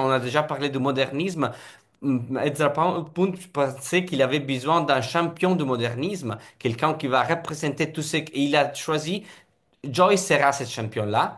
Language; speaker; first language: French; non-native, fluent; Italian